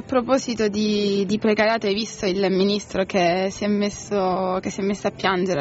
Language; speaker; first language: Italian; native; Italian